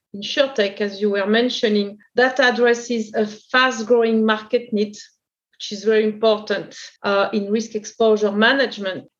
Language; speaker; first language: English; non-native, fluent; French